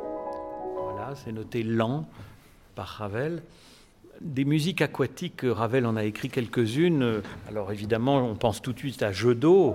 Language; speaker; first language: French; native; French